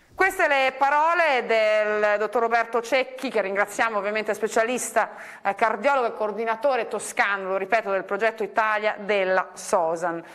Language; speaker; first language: Italian; native; Italian